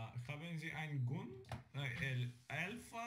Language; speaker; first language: German; non-native, learner; Bulgarian